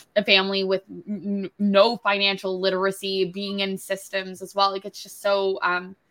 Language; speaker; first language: English; native; English